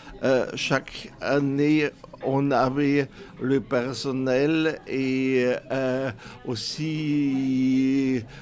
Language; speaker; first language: French; non-native, fluent; German